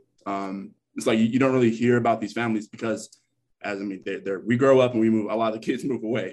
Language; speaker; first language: English; native; English